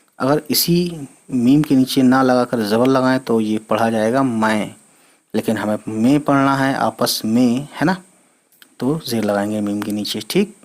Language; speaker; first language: Urdu; native; Urdu